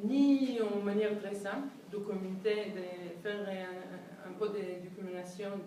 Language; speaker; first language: French; non-native, fluent; Hebrew